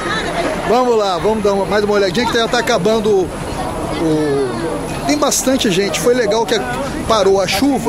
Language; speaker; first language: Portuguese; native; Portuguese